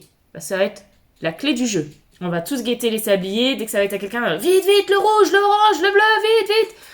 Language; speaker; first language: French; native; French